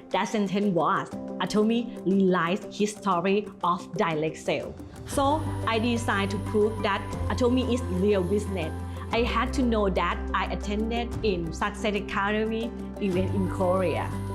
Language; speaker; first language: English; non-native, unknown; Thai